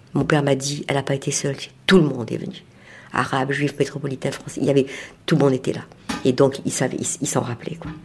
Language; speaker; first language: French; native; French